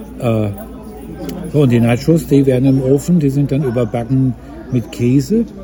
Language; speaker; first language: German; native; German